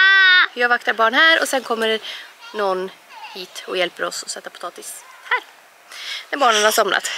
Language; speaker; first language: Swedish; native; Swedish